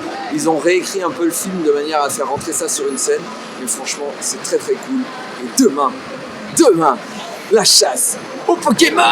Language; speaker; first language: French; native; French